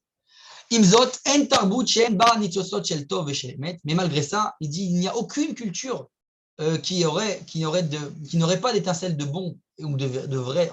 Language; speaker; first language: French; native; French